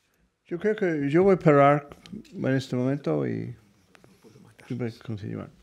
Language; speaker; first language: Spanish; non-native, fluent; English